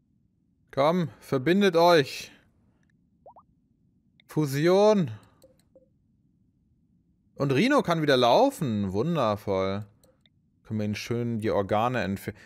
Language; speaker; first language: German; native; German